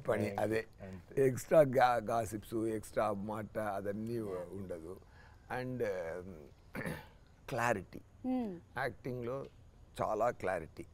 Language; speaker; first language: Telugu; non-native, local second language; Tamil